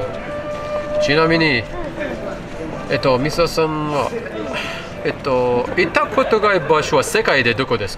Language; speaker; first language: Japanese; non-native, learner; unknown